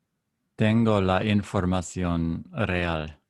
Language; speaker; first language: Spanish; non-native, learner; English